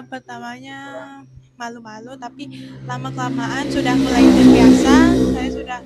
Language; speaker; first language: Indonesian; non-native, local second language; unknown